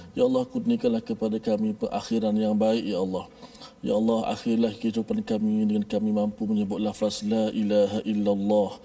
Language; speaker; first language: Malay; native; Malay